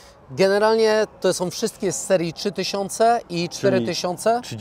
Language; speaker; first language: Polish; native; Polish